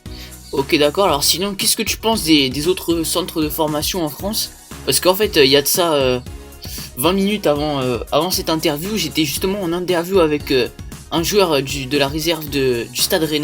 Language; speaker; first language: French; native; French